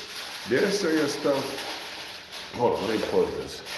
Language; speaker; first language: English; native; English